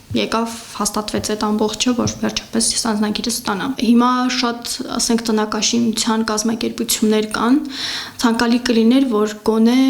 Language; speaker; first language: Armenian; native; Armenian